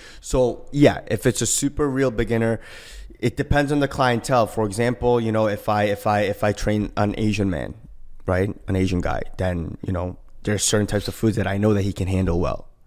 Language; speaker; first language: English; early bilingual, other home language; Korean